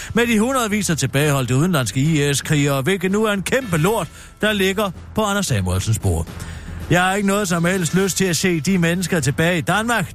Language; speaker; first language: Danish; native; Danish